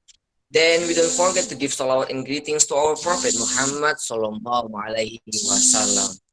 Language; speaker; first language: English; non-native, learner; Indonesian